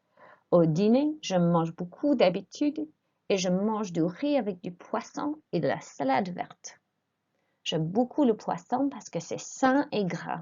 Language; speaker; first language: French; non-native, fluent; English